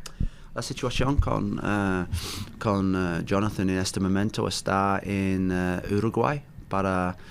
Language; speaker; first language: Spanish; non-native, learner; English